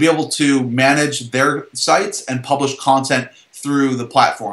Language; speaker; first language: English; native; English